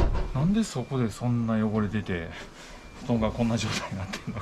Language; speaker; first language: Japanese; native; Japanese